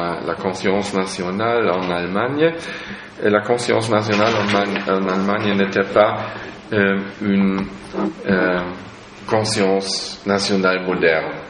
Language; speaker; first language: French; non-native, fluent; German